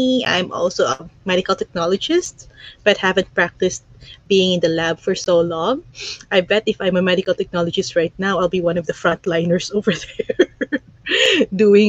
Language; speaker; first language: English; non-native, local second language; Filipino